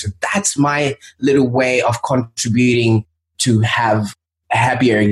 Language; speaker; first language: English; non-native, local second language; Shona